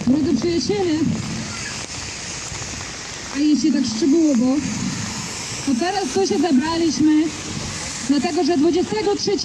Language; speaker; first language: Polish; non-native, fluent; Belarusian